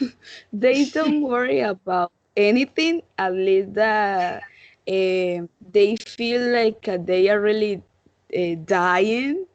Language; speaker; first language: English; non-native, learner; Spanish